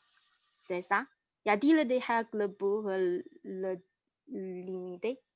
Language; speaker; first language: French; non-native, learner; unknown